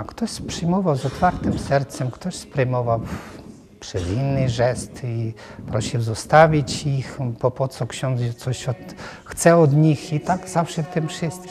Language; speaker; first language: Polish; non-native, fluent; Ukrainian